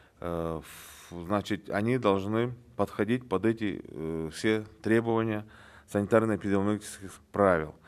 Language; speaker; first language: Russian; non-native, local second language; Kyrgyz